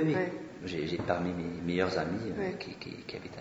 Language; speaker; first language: French; non-native, fluent; Swedish